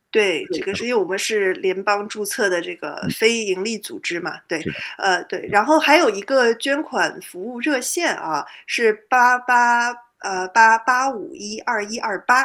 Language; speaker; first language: Chinese; native; Chinese